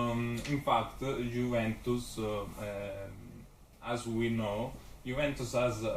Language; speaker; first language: English; non-native, learner; Italian